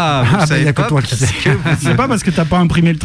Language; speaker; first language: French; native; French